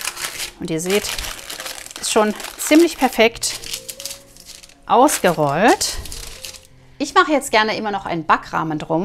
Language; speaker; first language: German; native; German